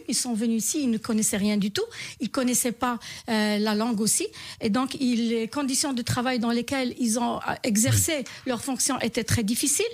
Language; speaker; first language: French; non-native, local second language; Arabic